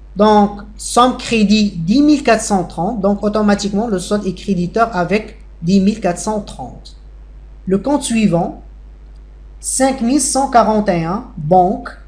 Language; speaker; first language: French; non-native, local second language; Arabic